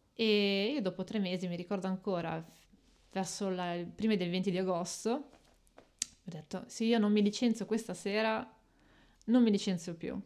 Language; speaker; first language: Italian; native; Italian